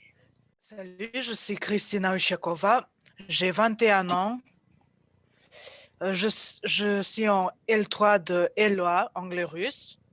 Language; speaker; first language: French; non-native, fluent; Russian